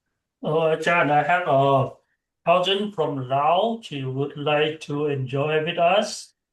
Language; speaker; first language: English; non-native, learner; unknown